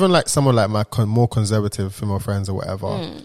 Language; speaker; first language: English; non-native, local second language; Yoruba